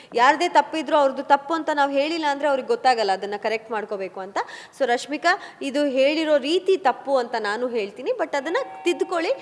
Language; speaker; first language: Kannada; non-native, local second language; Kodava